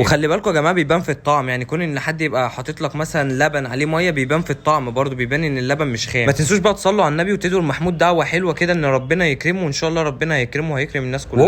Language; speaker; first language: Arabic; native; Arabic